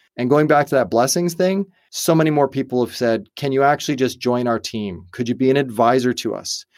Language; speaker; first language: English; native; English